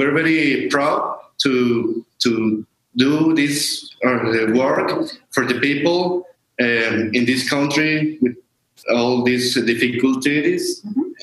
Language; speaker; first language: English; non-native, learner; Spanish